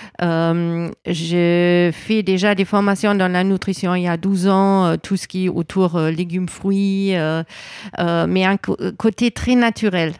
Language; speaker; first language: French; non-native, fluent; German